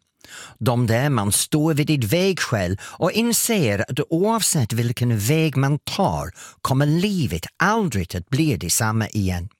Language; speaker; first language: Swedish; non-native, fluent; English